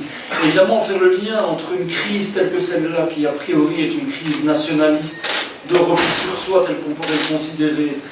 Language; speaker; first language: French; native; French